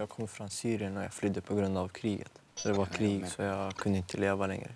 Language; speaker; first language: Swedish; early bilingual, other home language; Arabic